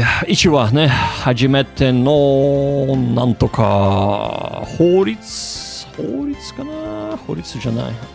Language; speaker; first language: Japanese; non-native, learner; English